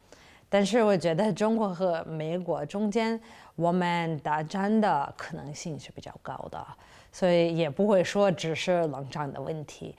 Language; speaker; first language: Chinese; non-native, fluent; English